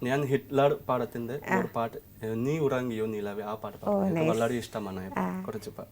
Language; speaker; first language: Malayalam; non-native, learner; Assamese